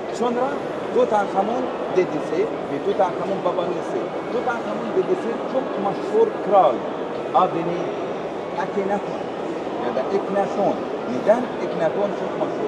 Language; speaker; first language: Turkish; non-native, learner; Arabic